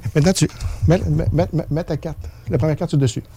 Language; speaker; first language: French; native; French